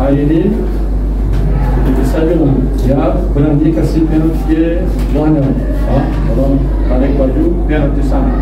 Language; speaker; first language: Indonesian; non-native, fluent; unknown